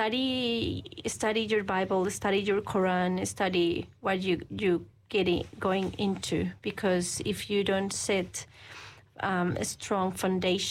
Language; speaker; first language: English; non-native, fluent; Spanish